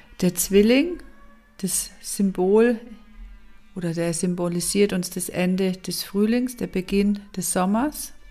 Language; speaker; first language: German; native; German